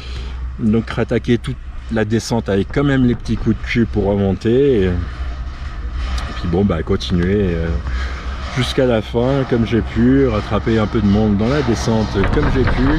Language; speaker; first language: French; native; French